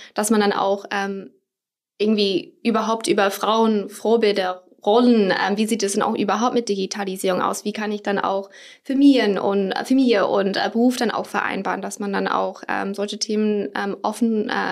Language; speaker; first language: German; non-native, fluent; English